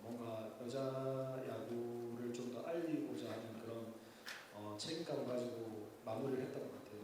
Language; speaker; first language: Korean; native; Korean